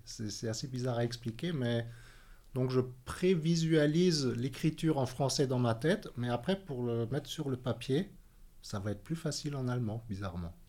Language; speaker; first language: French; early bilingual, heritage; French